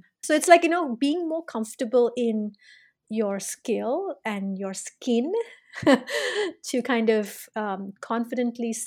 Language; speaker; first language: English; non-native, local second language; Tamil